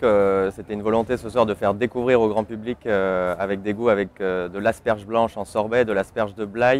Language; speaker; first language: French; native; French